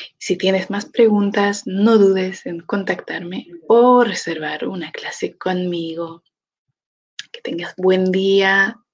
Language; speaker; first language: Spanish; non-native, fluent; French